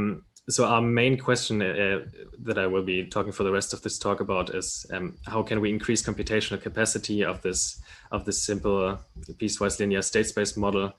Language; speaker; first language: English; non-native, fluent; German